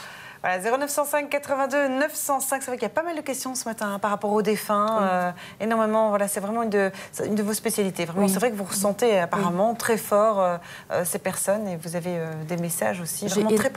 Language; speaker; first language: French; native; French